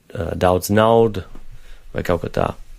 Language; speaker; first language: Latvian; non-native, fluent; English